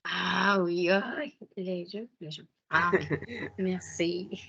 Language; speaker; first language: French; non-native, learner; Spanish